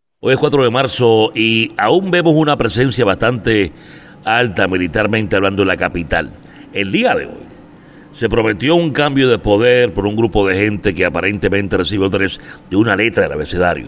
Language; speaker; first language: Spanish; native; Spanish